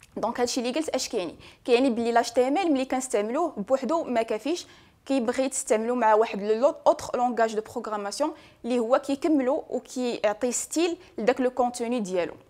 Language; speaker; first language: French; non-native, local second language; Arabic